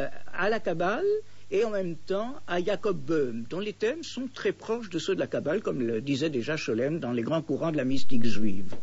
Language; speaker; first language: French; native; French